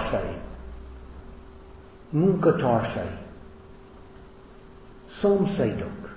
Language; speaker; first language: Hungarian; non-native, learner; English